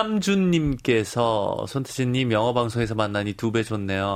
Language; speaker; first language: Korean; early bilingual, heritage; Korean